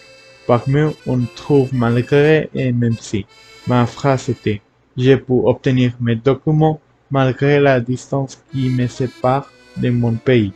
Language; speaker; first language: French; non-native, learner; Spanish